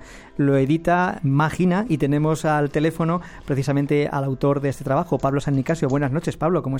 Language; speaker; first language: Spanish; native; Spanish